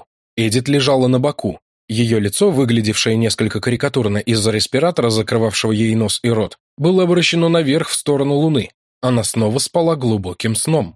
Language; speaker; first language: Russian; native; Russian